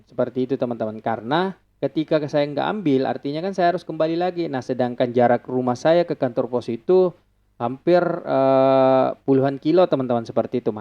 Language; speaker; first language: Indonesian; non-native, local second language; Buginese